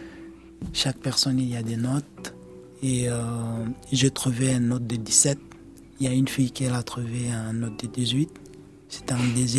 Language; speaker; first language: French; non-native, learner; Arabic